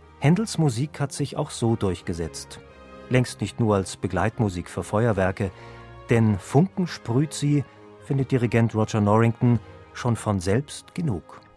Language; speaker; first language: German; native; German